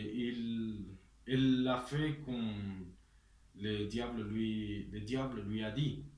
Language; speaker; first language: French; non-native, learner; Spanish